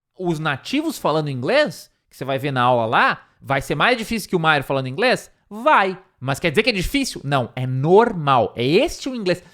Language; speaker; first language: Portuguese; native; Portuguese